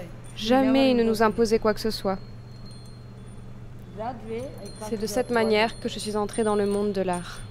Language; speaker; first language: French; non-native, fluent; Malayalam